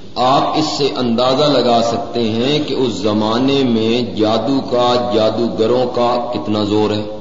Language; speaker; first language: Urdu; non-native, local second language; Punjabi